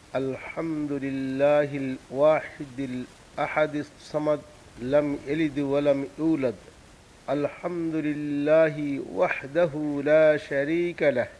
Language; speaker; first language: Arabic; non-native, fluent; Bangla